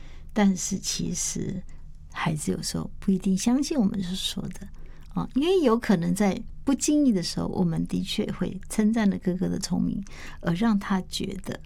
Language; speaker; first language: Chinese; native; Chinese